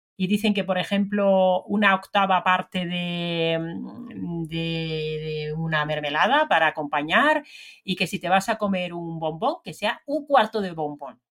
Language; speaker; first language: Spanish; non-native, fluent; Finnish